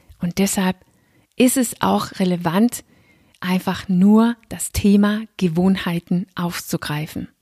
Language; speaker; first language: German; non-native, fluent; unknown